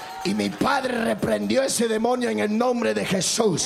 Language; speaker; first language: Spanish; native; Spanish